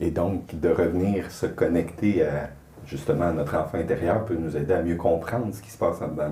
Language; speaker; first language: French; native; French